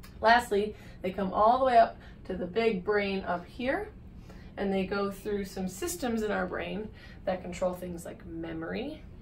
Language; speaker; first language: English; native; English